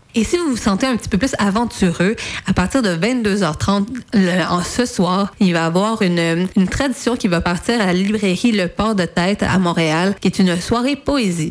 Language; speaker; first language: French; native; French